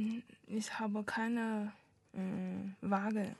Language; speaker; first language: German; non-native, learner; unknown